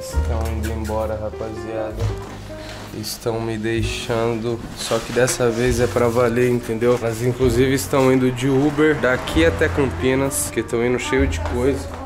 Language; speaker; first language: Portuguese; native; Portuguese